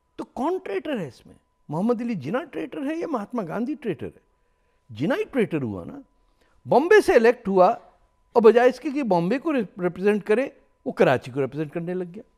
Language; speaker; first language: Urdu; native; Urdu